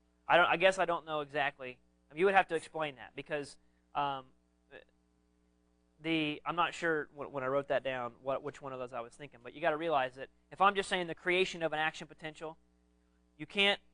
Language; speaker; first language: English; native; English